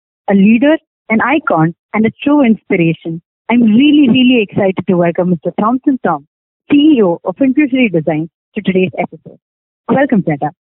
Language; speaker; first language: English; non-native, local second language; Malayalam